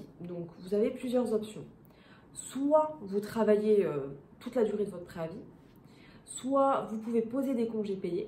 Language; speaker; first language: French; native; French